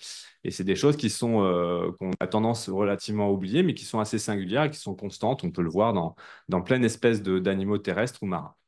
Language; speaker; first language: French; native; French